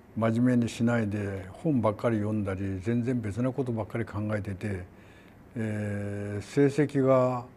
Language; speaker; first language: Japanese; non-native, fluent; Korean